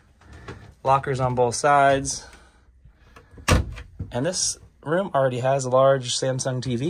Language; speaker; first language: English; native; English